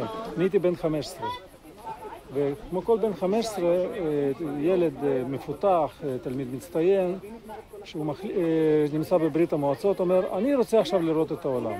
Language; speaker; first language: Hebrew; non-native, fluent; Russian